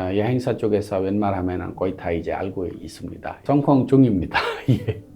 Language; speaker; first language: Korean; non-native, fluent; Hindi